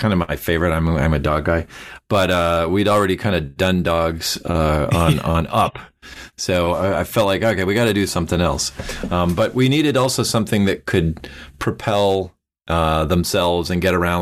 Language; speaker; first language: English; native; English